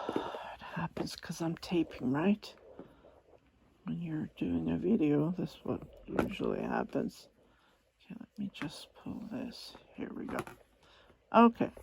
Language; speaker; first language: English; non-native, fluent; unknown